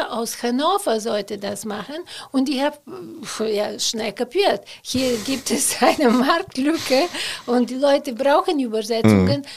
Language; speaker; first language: German; non-native, fluent; Bulgarian